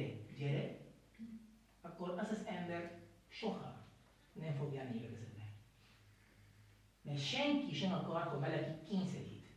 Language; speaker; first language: Hungarian; non-native, learner; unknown